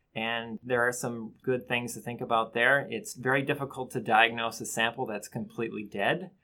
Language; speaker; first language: English; native; English